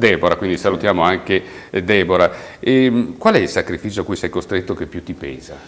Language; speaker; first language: Italian; native; Italian